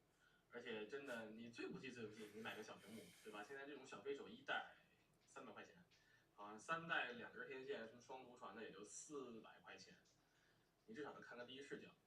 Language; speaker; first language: Chinese; native; Chinese